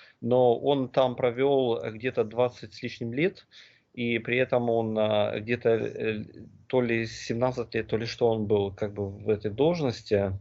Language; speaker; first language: Russian; native; Russian